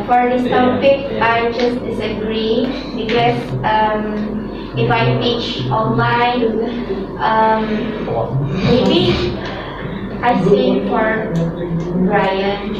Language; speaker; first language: English; non-native, learner; Indonesian